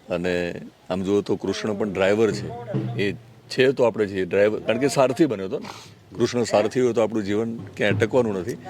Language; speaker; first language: Gujarati; native; Gujarati